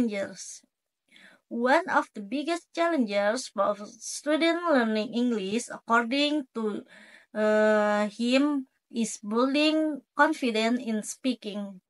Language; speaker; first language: English; non-native, learner; Indonesian